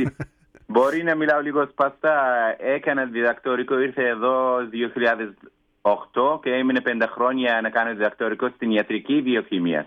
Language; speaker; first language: Greek; non-native, learner; Kurdish